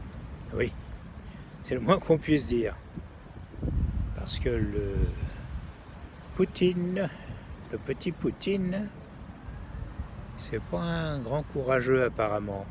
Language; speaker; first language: French; native; French